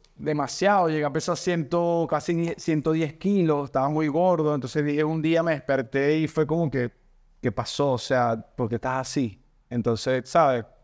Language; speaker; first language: Spanish; native; Spanish